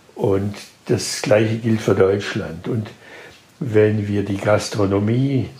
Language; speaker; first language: German; native; German